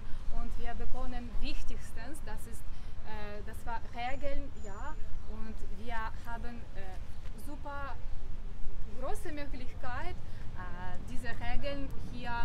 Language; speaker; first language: German; non-native, learner; Ukrainian